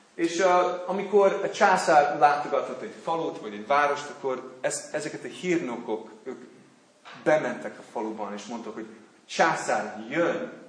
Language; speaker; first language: Hungarian; non-native, learner; English